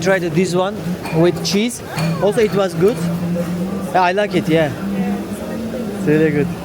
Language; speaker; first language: English; non-native, learner; Turkish